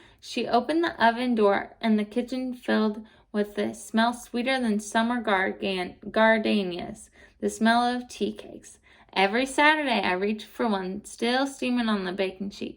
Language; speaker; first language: English; native; English